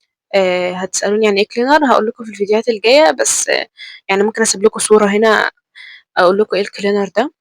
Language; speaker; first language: Arabic; native; Arabic